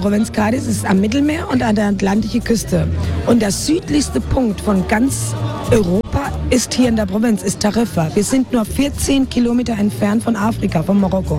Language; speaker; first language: German; non-native, fluent; Spanish